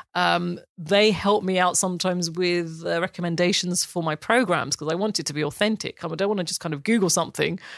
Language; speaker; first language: English; native; English